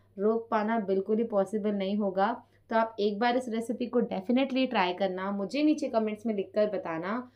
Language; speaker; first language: Hindi; non-native, local second language; Punjabi